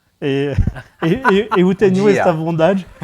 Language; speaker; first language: Portuguese; non-native, fluent; French